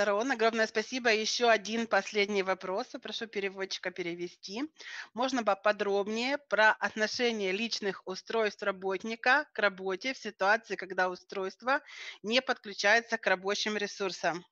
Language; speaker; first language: Russian; native; Russian